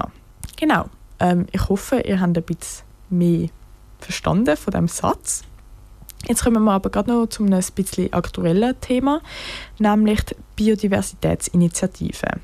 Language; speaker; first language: German; native; German